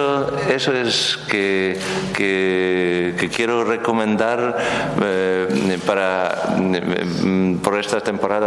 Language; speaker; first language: Spanish; non-native, learner; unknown